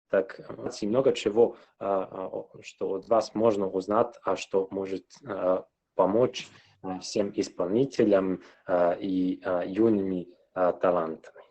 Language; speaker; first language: Russian; non-native, local second language; Serbian